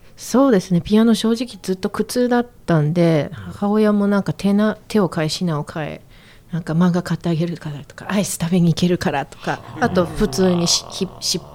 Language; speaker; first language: Japanese; native; Japanese